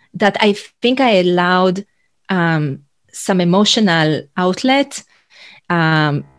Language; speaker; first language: English; non-native, fluent; Hebrew